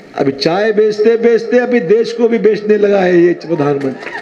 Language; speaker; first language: Hindi; non-native, local second language; Marathi